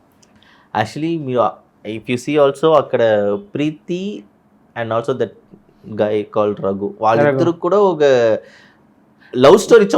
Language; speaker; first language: Telugu; early bilingual, heritage; Telugu